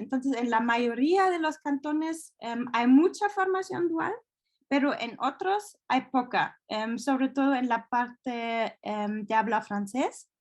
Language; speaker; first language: Spanish; non-native, fluent; German